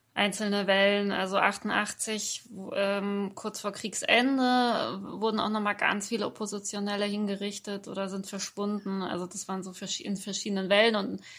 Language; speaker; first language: German; early bilingual, other home language; Persian